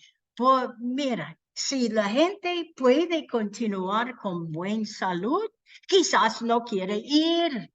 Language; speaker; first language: Spanish; non-native, learner; English